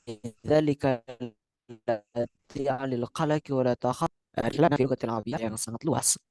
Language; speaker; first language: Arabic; non-native, fluent; Indonesian